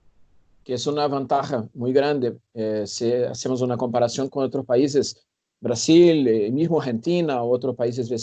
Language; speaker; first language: Spanish; non-native, fluent; Portuguese